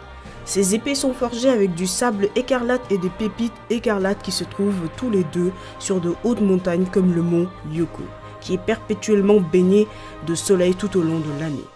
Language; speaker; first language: French; native; French